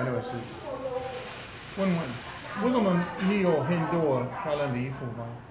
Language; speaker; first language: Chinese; non-native, learner; English